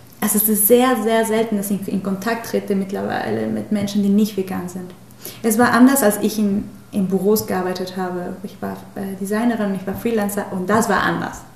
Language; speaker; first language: German; non-native, fluent; Spanish